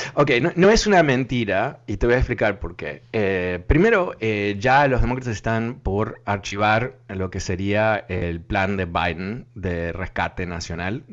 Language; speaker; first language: Spanish; early bilingual, heritage; Spanish